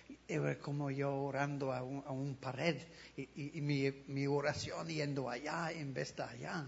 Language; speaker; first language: Spanish; non-native, learner; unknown